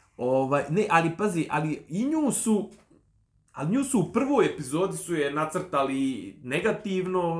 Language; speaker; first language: Serbian; native; Serbian